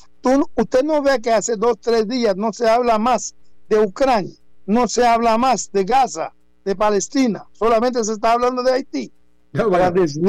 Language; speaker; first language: Spanish; non-native, fluent; Haitian Creole